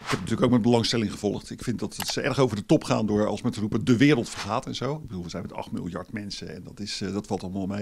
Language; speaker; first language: Dutch; native; Dutch